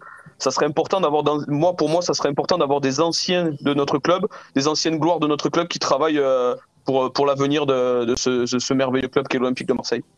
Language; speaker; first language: French; native; French